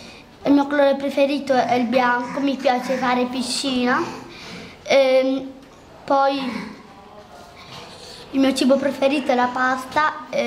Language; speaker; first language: Italian; non-native, local second language; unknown